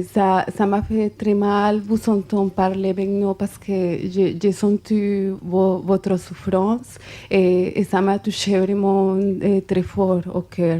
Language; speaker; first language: French; non-native, fluent; Spanish